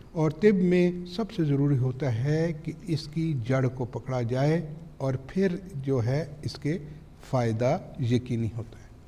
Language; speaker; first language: Urdu; non-native, local second language; Punjabi